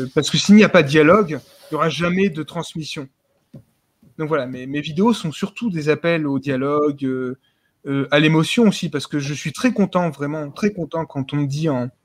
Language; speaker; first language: French; native; French